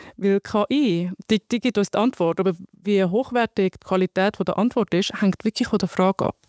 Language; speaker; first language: German; early bilingual, other home language; Arabic